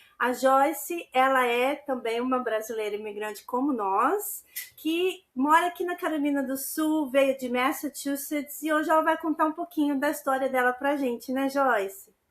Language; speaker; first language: Portuguese; native; Portuguese